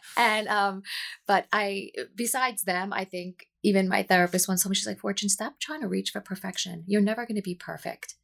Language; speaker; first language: English; native; English